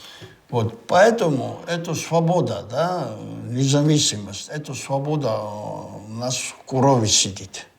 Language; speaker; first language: Russian; non-native, local second language; Chechen